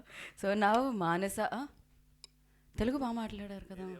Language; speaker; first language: Telugu; native; Telugu